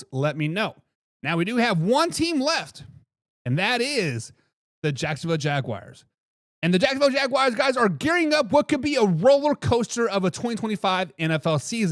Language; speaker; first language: English; native; English